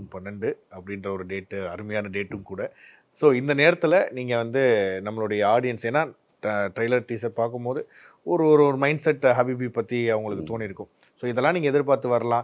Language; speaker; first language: Tamil; native; Tamil